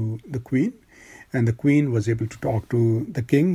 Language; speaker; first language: English; non-native, local second language; Urdu